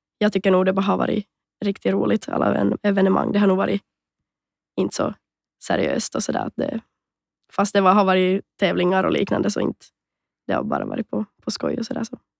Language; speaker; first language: Swedish; native; Swedish